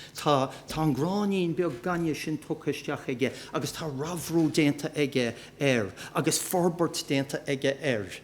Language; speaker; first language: Irish; native; Irish